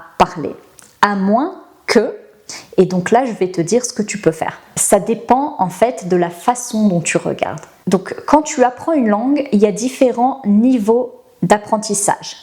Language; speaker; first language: French; native; French